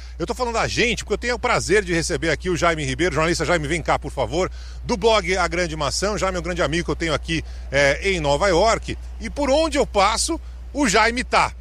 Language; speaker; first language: Portuguese; native; Portuguese